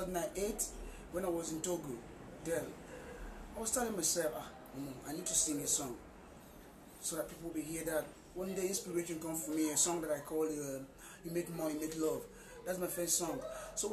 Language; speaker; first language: English; non-native, local second language; Igbo